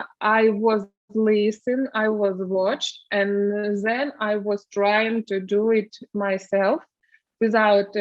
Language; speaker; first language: English; non-native, learner; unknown